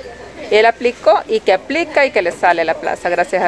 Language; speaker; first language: Spanish; native; Spanish